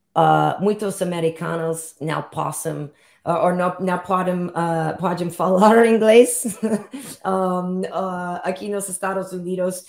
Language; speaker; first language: Portuguese; non-native, learner; English